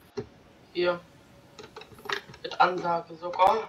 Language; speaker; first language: German; native; German